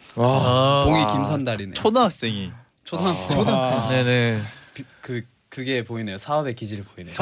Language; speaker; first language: Korean; non-native, fluent; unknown